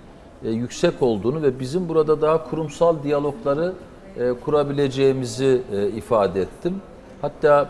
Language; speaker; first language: Turkish; native; Turkish